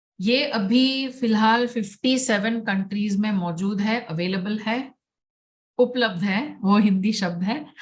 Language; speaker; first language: Hindi; non-native, local second language; Gujarati